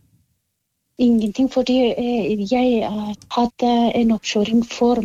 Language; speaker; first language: Norwegian; non-native, learner; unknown